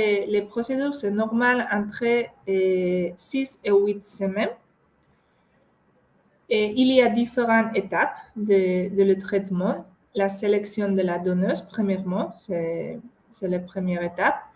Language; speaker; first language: French; non-native, fluent; Spanish